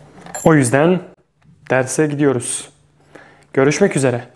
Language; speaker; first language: Turkish; non-native, fluent; Bosnian